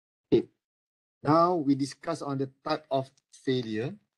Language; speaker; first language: English; non-native, local second language; Malay